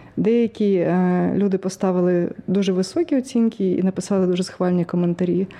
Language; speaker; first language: Ukrainian; native; Ukrainian